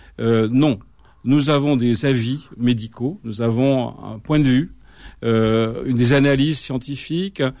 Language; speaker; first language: French; native; French